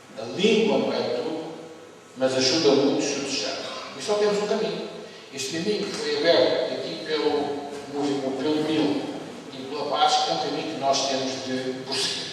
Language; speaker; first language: Portuguese; native; Portuguese